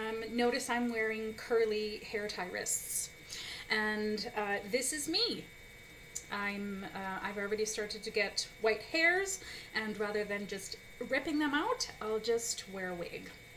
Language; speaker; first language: English; native; English